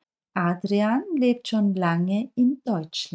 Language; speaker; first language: German; non-native, fluent; Turkish